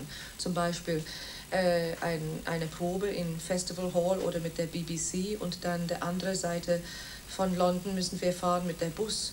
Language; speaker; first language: German; non-native, fluent; Welsh